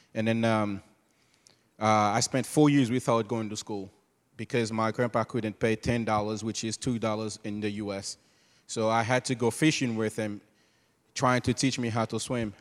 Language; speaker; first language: English; non-native, fluent; Haitian Creole